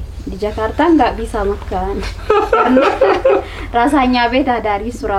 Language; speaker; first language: Indonesian; non-native, learner; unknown